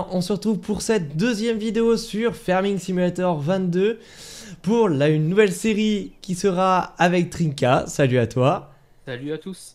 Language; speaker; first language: French; native; French